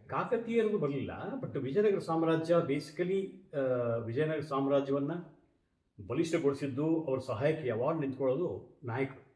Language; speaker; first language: Kannada; native; Kannada